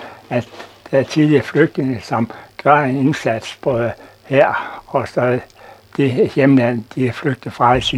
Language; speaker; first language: Danish; non-native, fluent; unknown